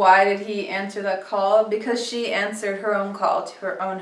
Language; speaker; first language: English; native; English